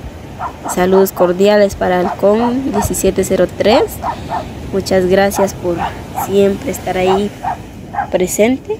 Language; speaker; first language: Spanish; native; Spanish